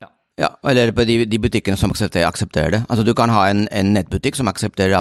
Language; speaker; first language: Norwegian; non-native, fluent; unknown